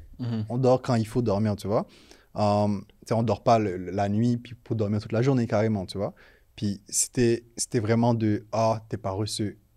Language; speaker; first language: French; native; French